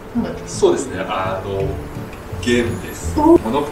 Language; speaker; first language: Japanese; non-native, learner; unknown